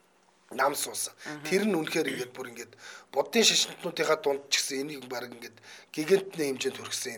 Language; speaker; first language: Mongolian; native; Mongolian